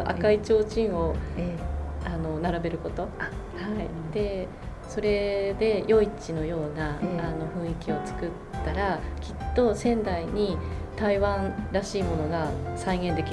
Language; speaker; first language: Japanese; native; Japanese